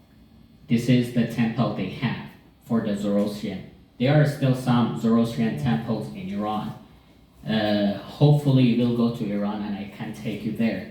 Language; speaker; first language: English; non-native, fluent; Persian